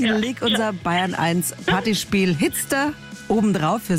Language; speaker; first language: German; native; German